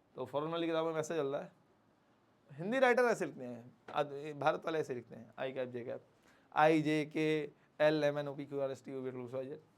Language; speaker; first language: Hindi; native; Hindi